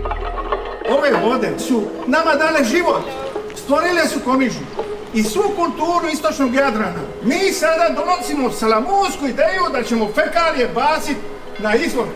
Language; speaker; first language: Croatian; native; Croatian